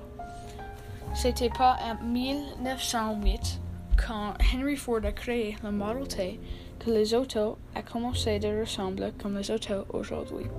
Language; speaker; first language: French; non-native, learner; English